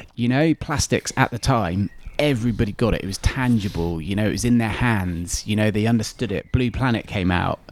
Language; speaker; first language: English; native; English